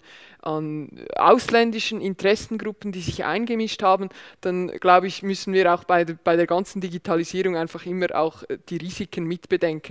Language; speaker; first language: German; native; German